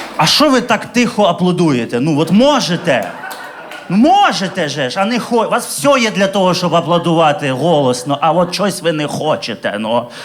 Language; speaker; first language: Ukrainian; native; Ukrainian